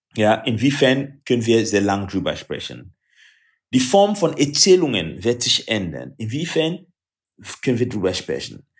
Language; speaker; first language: German; non-native, fluent; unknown